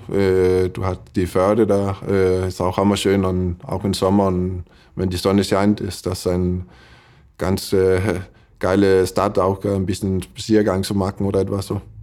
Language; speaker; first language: German; non-native, fluent; Danish